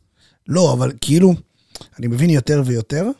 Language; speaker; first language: Hebrew; native; Hebrew